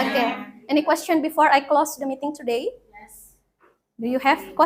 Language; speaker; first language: English; non-native, fluent; Indonesian